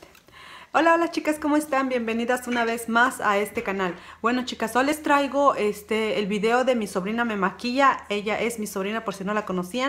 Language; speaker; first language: Spanish; native; Spanish